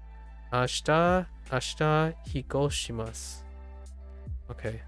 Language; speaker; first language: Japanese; non-native, learner; English